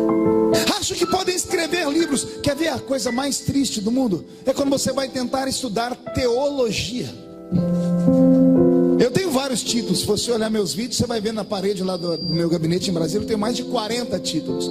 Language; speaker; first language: Portuguese; native; Portuguese